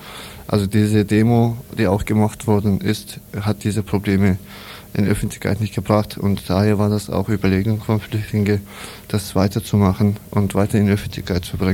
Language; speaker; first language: German; non-native, learner; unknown